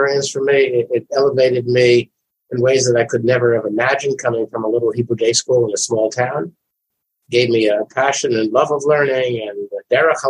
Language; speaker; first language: English; native; English